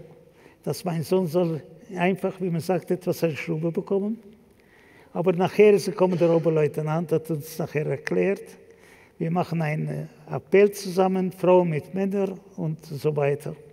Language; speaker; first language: German; non-native, fluent; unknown